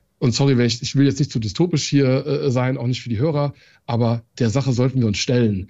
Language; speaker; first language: German; early bilingual, other home language; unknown